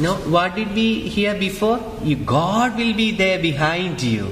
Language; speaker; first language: English; non-native, local second language; Malayalam